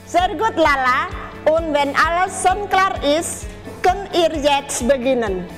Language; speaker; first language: German; non-native, fluent; Indonesian